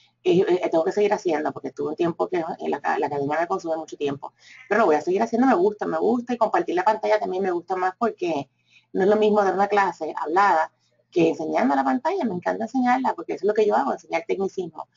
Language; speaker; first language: Spanish; native; Spanish